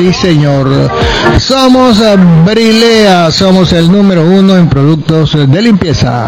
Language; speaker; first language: Spanish; native; Spanish